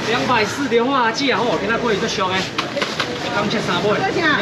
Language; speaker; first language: Chinese; native; Chinese